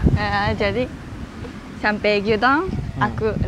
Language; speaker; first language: Indonesian; non-native, learner; Japanese